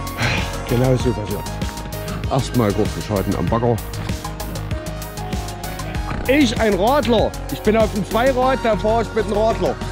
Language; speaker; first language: German; native; German